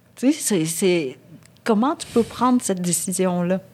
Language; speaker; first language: French; early bilingual, other home language; Vietnamese